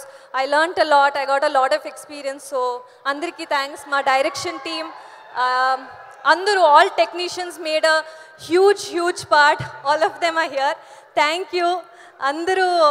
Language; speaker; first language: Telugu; non-native, learner; Kannada